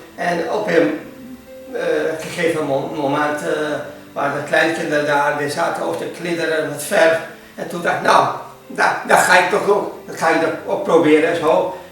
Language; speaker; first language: Dutch; non-native, fluent; Hungarian